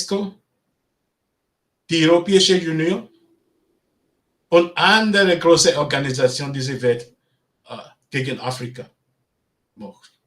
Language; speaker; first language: German; non-native, learner; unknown